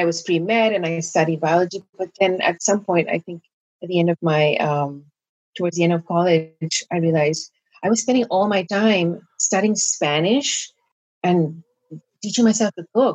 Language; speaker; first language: English; non-native, local second language; Gujarati